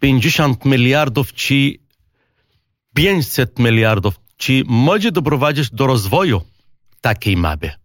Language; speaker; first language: Polish; non-native, fluent; Arabic